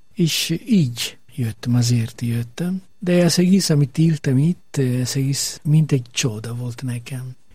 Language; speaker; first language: Hungarian; non-native, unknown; Italian